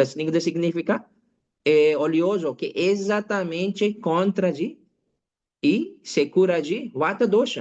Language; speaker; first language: Portuguese; non-native, learner; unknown